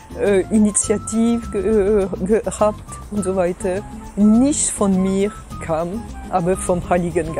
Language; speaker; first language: German; non-native, fluent; French